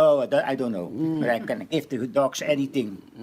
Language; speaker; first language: English; non-native, learner; Dutch